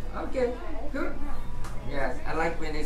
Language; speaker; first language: English; non-native, learner; Thai